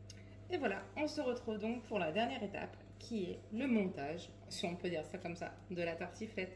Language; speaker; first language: French; native; French